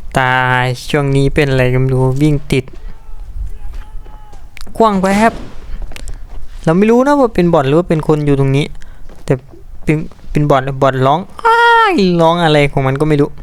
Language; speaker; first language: Thai; native; Thai